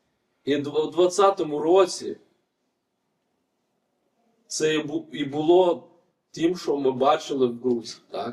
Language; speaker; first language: Ukrainian; non-native, fluent; Lithuanian